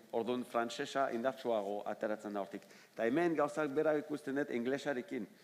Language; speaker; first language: Basque; non-native, fluent; French